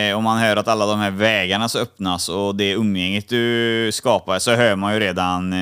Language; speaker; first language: Swedish; native; Swedish